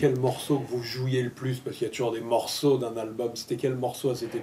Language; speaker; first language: French; native; French